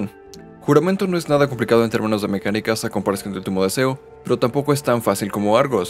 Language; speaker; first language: Spanish; native; Spanish